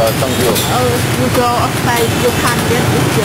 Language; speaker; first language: English; non-native, learner; Vietnamese